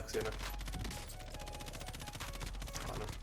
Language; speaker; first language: German; native; German